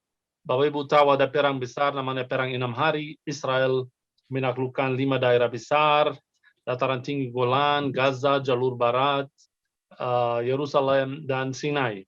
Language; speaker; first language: Indonesian; non-native, fluent; Arabic